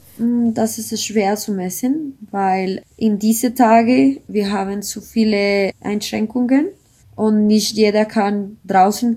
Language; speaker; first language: German; non-native, learner; Spanish